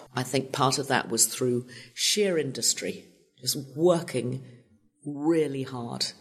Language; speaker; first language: English; native; English